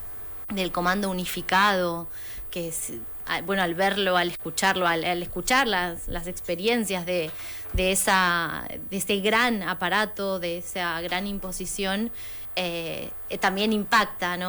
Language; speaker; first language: Spanish; native; Spanish